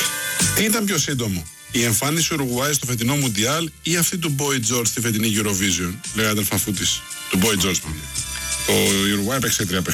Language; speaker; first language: Greek; native; Greek